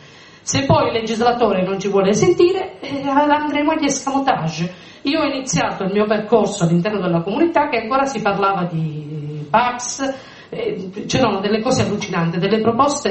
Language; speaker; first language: Italian; native; Italian